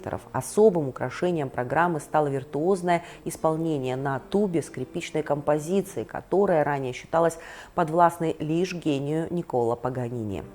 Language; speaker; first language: Russian; native; Russian